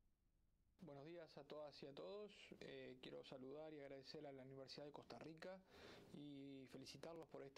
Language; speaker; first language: Spanish; native; Spanish